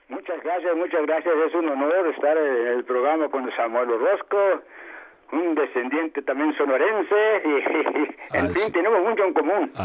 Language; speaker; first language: Spanish; early bilingual, heritage; Spanish